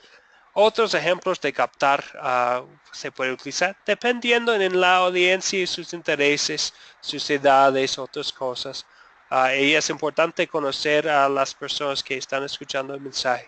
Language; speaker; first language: Spanish; non-native, fluent; English